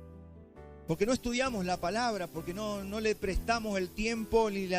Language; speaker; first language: Spanish; native; Spanish